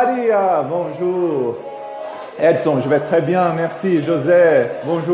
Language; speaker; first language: French; non-native, fluent; Portuguese